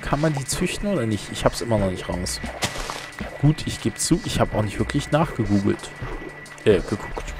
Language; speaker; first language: German; native; German